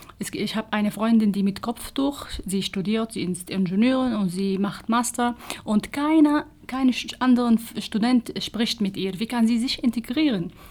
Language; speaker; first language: German; non-native, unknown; Arabic